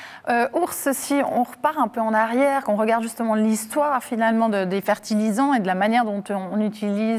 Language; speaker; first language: French; native; French